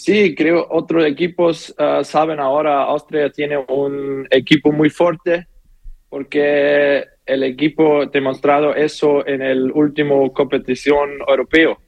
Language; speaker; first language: Spanish; non-native, learner; German